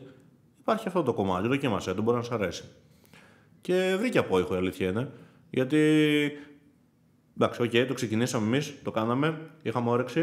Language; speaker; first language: Greek; native; Greek